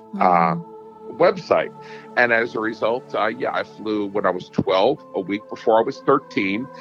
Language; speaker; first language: English; native; English